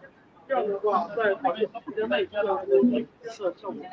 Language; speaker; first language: Chinese; native; Chinese